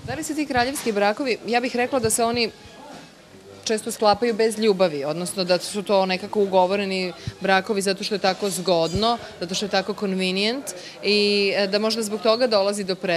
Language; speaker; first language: Serbian; native; Serbian